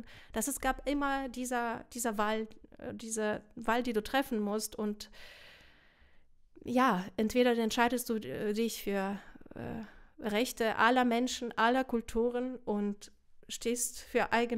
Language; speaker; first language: German; non-native, fluent; Russian